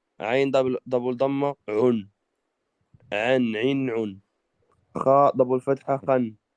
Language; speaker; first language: Arabic; non-native, learner; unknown